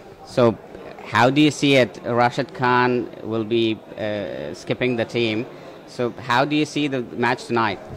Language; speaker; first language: English; non-native, fluent; Persian